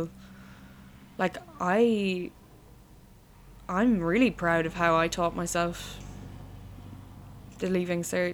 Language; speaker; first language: English; native; English